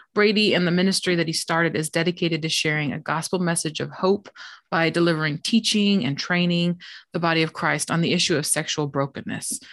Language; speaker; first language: English; native; English